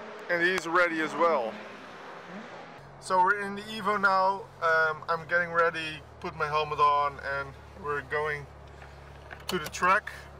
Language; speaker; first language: English; non-native, fluent; Dutch